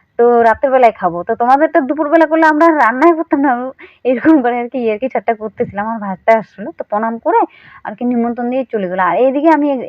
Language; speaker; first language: Bangla; non-native, local second language; Rangpuri